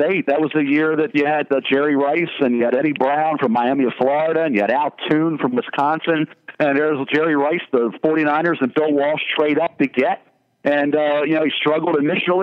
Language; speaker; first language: English; native; English